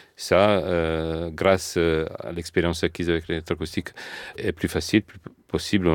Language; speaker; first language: French; non-native, fluent; Italian